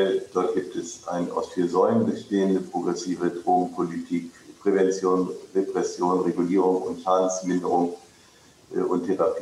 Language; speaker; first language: German; native; German